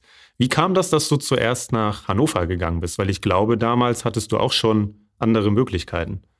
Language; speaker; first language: German; native; German